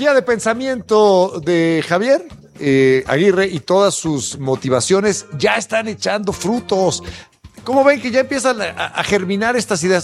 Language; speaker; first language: Spanish; native; Spanish